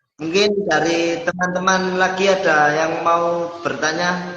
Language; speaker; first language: Indonesian; native; Indonesian